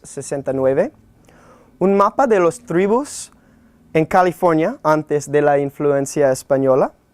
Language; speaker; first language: Spanish; non-native, learner; English